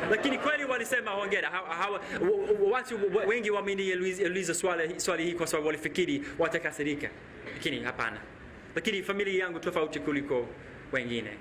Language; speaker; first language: Swahili; non-native, learner; English